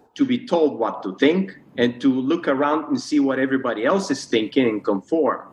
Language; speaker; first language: English; non-native, fluent; Bulgarian